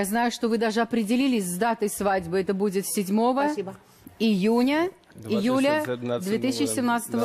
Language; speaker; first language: Russian; native; Russian